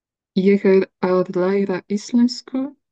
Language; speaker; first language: Icelandic; non-native, learner; Polish